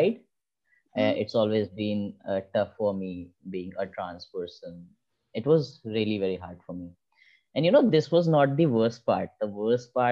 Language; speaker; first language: English; non-native, local second language; Hindi